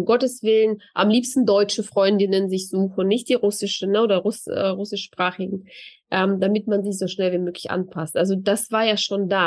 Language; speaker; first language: German; early bilingual, other home language; Russian